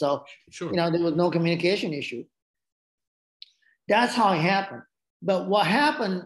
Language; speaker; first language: English; non-native, fluent; Japanese